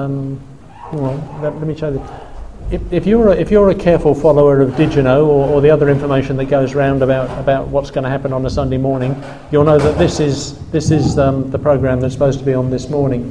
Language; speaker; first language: English; native; English